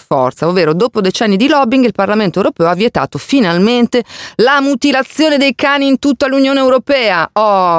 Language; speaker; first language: Italian; native; Italian